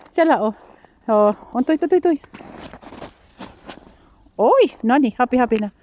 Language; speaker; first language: Finnish; non-native, learner; Filipino